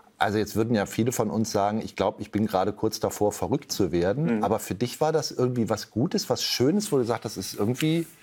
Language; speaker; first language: German; native; German